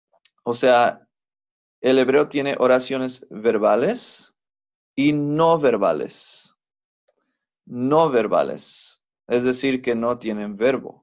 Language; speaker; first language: Spanish; non-native, fluent; English